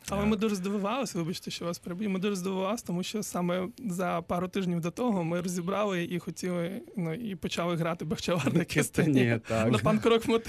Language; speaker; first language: Ukrainian; non-native, local second language; Crimean Tatar